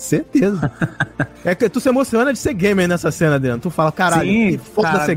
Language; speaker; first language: Portuguese; native; Portuguese